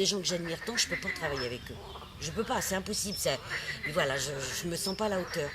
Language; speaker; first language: French; native; French